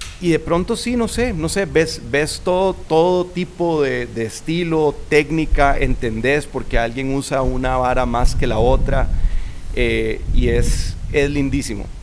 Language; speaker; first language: Spanish; native; Spanish